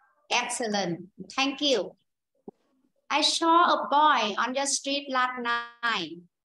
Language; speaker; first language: English; non-native, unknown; Vietnamese